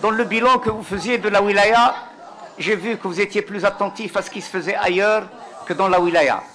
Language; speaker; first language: French; non-native, local second language; Arabic